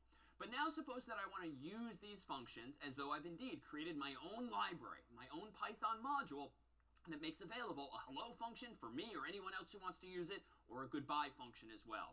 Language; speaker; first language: English; native; English